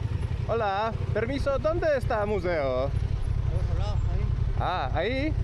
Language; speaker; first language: Spanish; non-native, learner; Polish